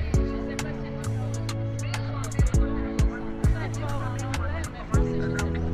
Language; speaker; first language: French; non-native, fluent; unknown